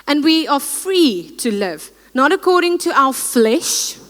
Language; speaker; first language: English; non-native, local second language; Afrikaans